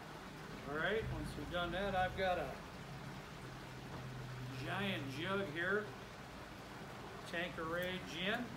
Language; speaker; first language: English; native; English